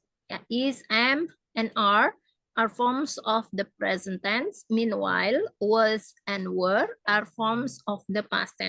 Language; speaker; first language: English; non-native, fluent; Indonesian